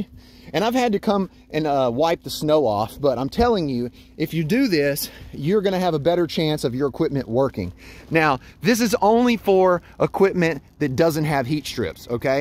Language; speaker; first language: English; native; English